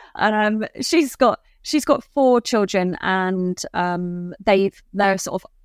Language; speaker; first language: English; native; English